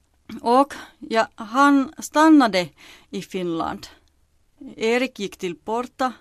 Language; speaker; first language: Swedish; non-native, local second language; Finnish